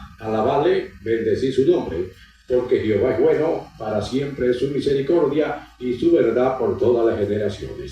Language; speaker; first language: Spanish; native; Spanish